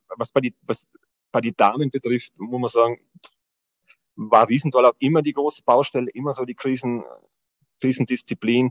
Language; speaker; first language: German; native; German